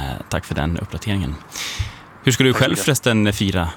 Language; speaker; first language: Swedish; native; Swedish